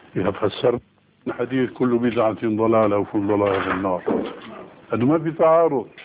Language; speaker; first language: Arabic; early bilingual, other home language; Albanian